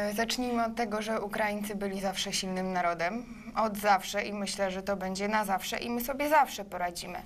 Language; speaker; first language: Polish; early bilingual, other home language; Ukrainian